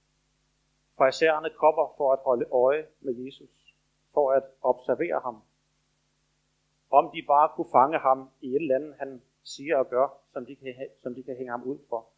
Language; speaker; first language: Danish; native; Danish